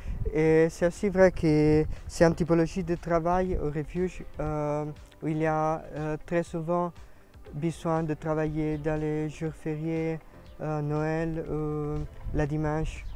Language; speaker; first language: French; non-native, learner; Italian